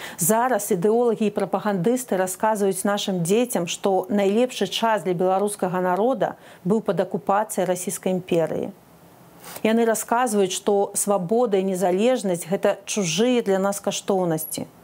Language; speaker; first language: Belarusian; non-native, local second language; Russian